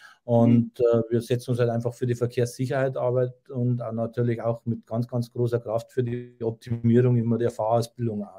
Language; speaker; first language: German; native; German